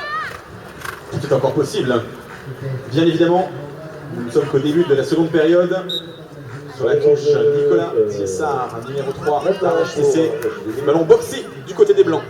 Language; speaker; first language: French; native; French